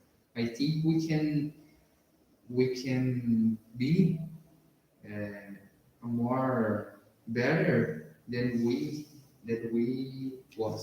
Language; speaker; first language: English; non-native, learner; Portuguese